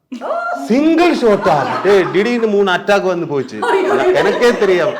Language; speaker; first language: Tamil; non-native, learner; Malayalam